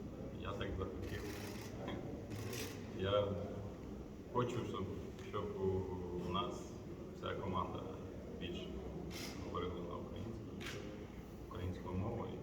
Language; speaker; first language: Ukrainian; non-native, local second language; Russian